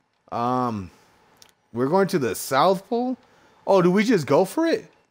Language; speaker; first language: English; native; English